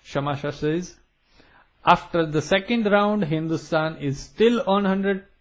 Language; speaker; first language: English; non-native, local second language; Gujarati